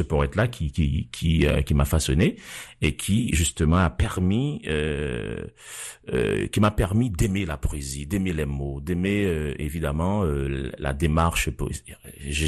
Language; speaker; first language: French; non-native, local second language; Haitian Creole